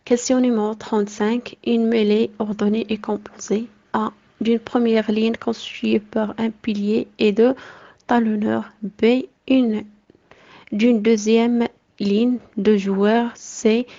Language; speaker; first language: French; non-native, local second language; Arabic